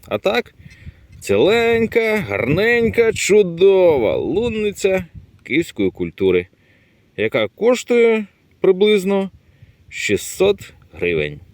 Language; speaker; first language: Ukrainian; native; Ukrainian